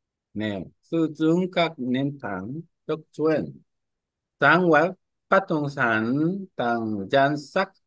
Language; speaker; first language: Vietnamese; non-native, learner; Korean